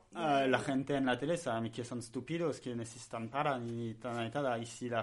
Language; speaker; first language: Spanish; non-native, learner; French